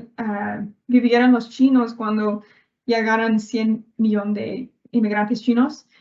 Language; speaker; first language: Spanish; non-native, learner; English